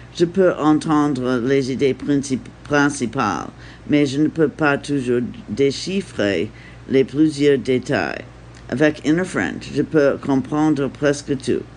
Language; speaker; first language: French; non-native, learner; English